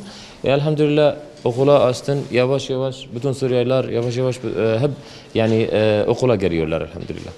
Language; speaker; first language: Turkish; non-native, learner; Arabic